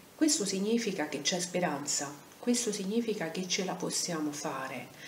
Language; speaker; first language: Italian; native; Italian